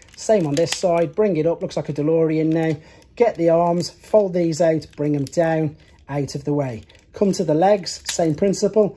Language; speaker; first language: English; native; English